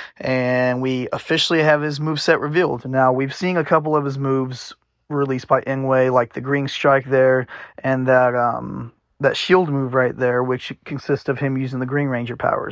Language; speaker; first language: English; native; English